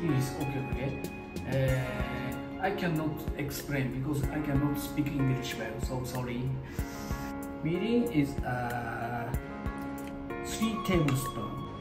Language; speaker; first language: English; non-native, learner; Japanese